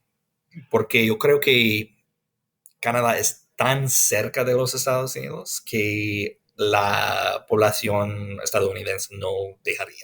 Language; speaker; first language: Spanish; non-native, fluent; English